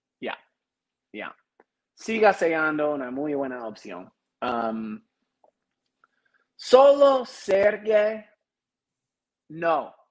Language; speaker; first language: Spanish; non-native, learner; English